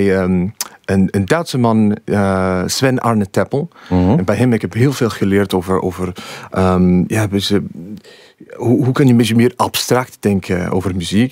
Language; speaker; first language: Dutch; non-native, fluent; English